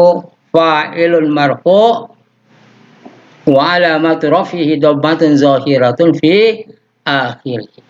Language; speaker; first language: Arabic; non-native, fluent; Indonesian